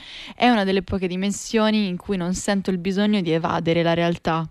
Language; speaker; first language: Italian; native; Italian